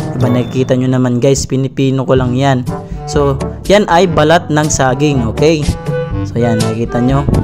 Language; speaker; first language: Filipino; non-native, local second language; Waray